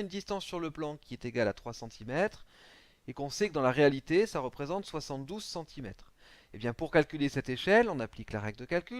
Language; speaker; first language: French; native; French